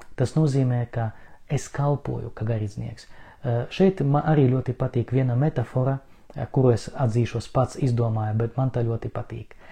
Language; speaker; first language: Latvian; non-native, local second language; Russian